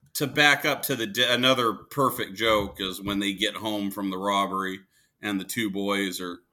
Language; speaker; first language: English; native; English